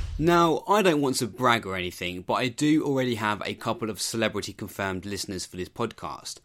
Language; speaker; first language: English; native; English